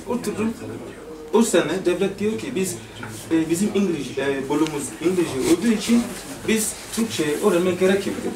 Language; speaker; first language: Turkish; non-native, learner; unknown